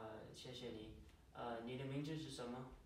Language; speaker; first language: Chinese; non-native, learner; English